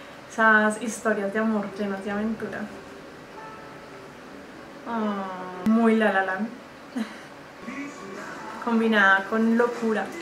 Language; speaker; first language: Spanish; native; Spanish